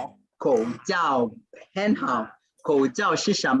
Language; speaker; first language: Chinese; non-native, fluent; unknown